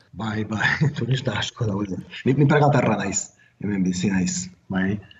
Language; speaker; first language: Basque; non-native, fluent; Czech